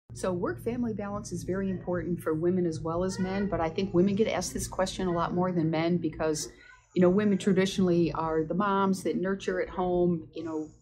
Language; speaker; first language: English; native; English